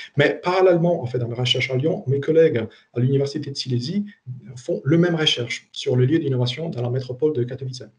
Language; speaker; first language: French; non-native, fluent; Polish